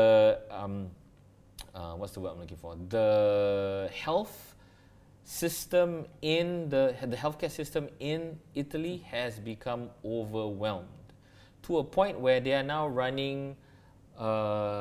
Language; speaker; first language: English; non-native, local second language; Malay